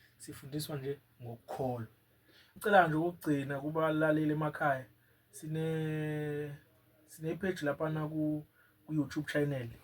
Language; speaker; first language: Zulu; native; Zulu